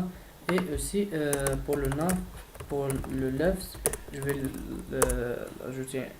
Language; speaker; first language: French; non-native, fluent; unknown